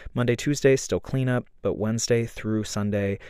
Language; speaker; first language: English; native; English